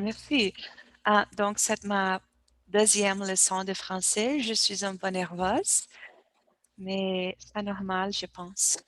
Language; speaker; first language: French; non-native, learner; Portuguese